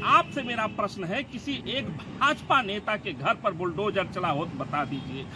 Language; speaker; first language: Hindi; native; Hindi